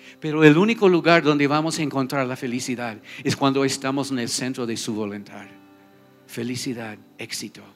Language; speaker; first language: Spanish; non-native, fluent; English